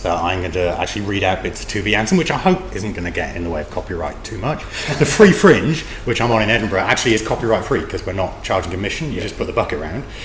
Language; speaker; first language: English; native; English